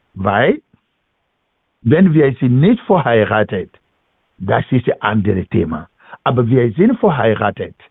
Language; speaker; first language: German; non-native, learner; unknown